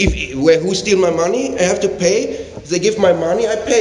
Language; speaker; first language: English; non-native, learner; German